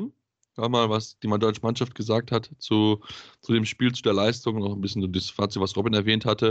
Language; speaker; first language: German; native; German